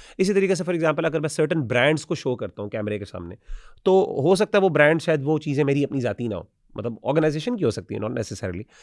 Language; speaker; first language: Urdu; native; Urdu